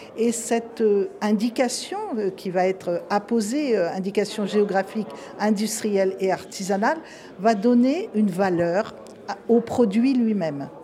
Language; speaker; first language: French; native; French